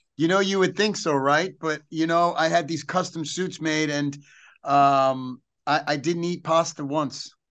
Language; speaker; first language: English; native; English